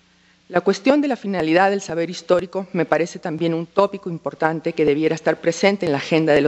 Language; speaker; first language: Spanish; native; Spanish